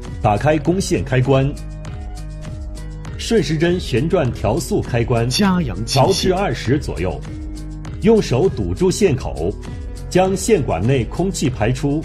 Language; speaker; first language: Chinese; native; Chinese